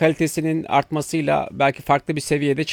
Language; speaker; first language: Turkish; native; Turkish